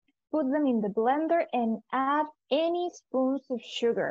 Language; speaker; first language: English; non-native, fluent; Spanish